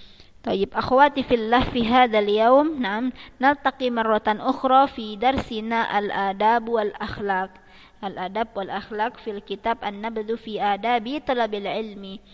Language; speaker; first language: Arabic; non-native, fluent; Malay